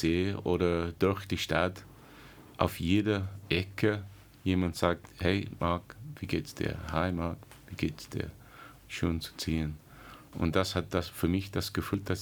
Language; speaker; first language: German; non-native, fluent; English